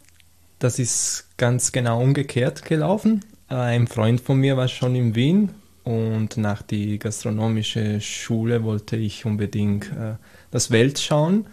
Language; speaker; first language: German; non-native, fluent; Italian